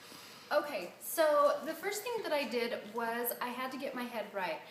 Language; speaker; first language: English; native; English